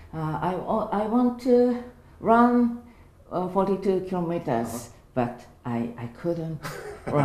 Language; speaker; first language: English; non-native, learner; Japanese